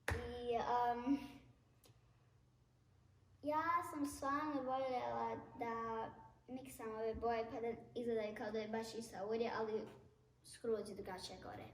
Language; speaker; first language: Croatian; early bilingual, heritage; Bosnian